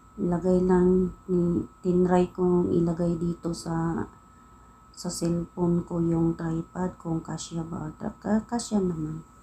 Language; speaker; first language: Filipino; non-native, local second language; Cebuano